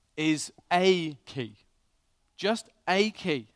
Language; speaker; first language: English; native; English